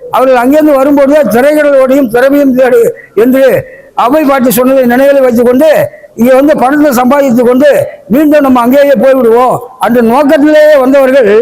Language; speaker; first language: Tamil; early bilingual, heritage; Tamil